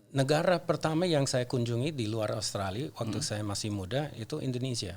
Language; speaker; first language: Indonesian; non-native, fluent; English